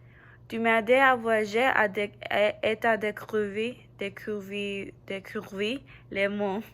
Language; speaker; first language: French; non-native, learner; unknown